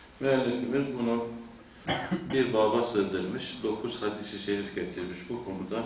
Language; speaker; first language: Turkish; native; Turkish